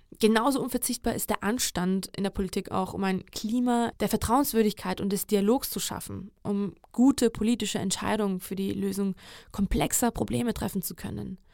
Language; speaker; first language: German; non-native, fluent; Georgian